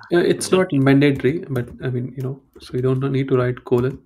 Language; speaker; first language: English; non-native, local second language; Hindi